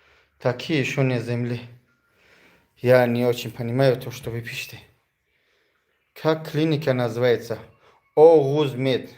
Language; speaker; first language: Russian; non-native, fluent; Tajik